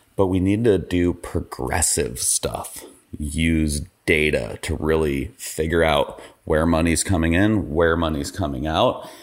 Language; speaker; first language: English; native; English